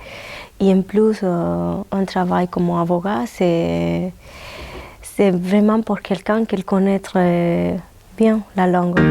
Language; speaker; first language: French; non-native, learner; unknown